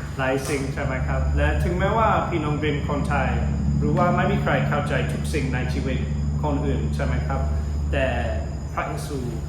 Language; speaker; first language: Thai; non-native, fluent; English